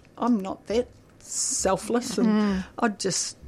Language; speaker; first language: English; native; English